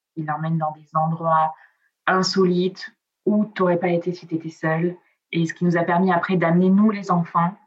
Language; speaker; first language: French; early bilingual, other home language; Italian